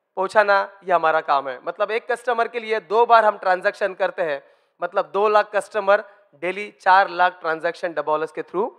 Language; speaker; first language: Hindi; non-native, local second language; Marathi